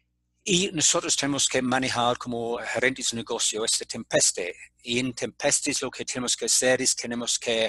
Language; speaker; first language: Spanish; non-native, fluent; English